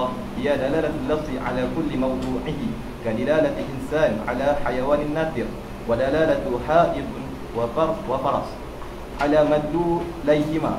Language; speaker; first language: Arabic; non-native, learner; Malay